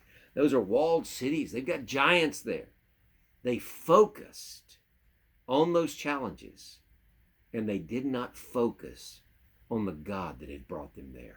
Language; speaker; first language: English; native; English